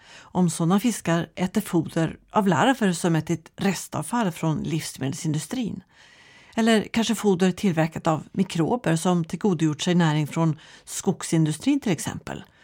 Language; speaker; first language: Swedish; native; Swedish